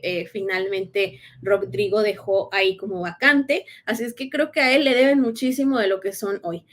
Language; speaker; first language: Spanish; native; Spanish